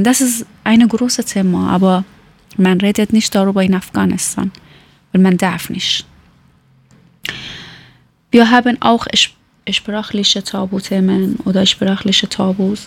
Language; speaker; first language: German; non-native, learner; Persian